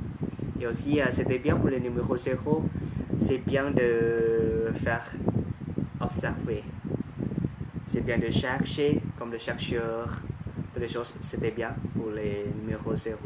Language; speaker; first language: French; non-native, learner; Thai